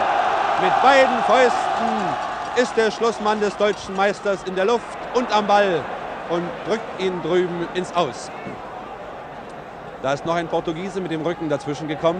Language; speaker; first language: German; native; German